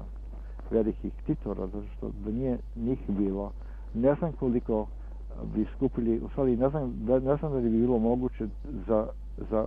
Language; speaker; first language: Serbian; early bilingual, heritage; Serbian